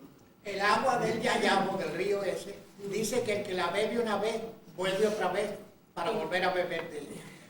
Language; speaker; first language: Spanish; native; Spanish